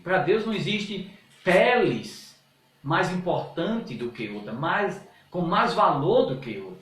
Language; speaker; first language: Portuguese; native; Portuguese